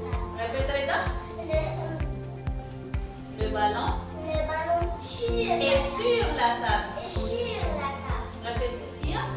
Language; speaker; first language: French; non-native, local second language; Arabic